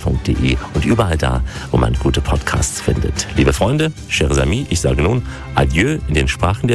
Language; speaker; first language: German; native; German